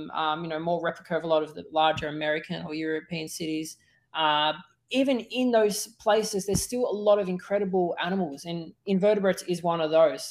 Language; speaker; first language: English; native; English